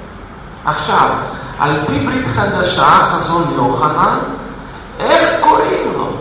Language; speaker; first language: Hebrew; non-native, fluent; Russian